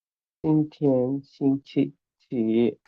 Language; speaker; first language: Chinese; non-native, learner; Bangla